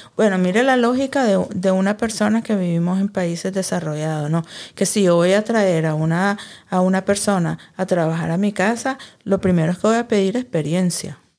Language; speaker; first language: Spanish; early bilingual, heritage; Spanish